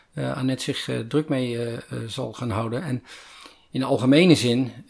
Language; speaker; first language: Dutch; native; Dutch